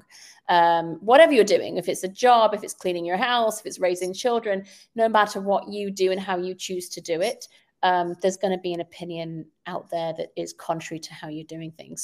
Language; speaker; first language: English; native; English